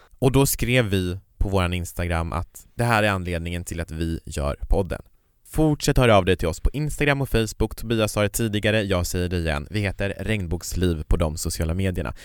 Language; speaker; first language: Swedish; native; Swedish